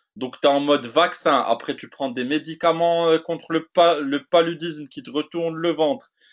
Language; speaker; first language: French; native; French